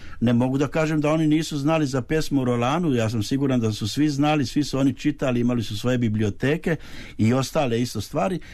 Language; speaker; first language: Serbian; native; Serbian